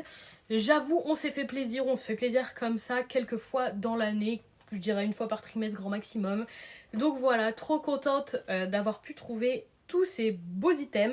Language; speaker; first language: French; native; French